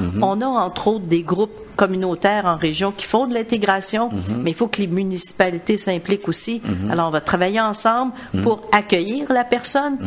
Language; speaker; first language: French; native; French